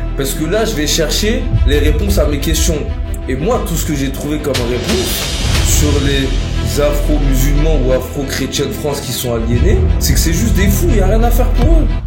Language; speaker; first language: French; early bilingual, other home language; Wolof